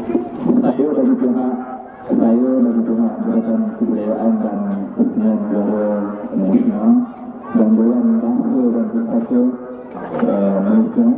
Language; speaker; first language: Malay; native; Malay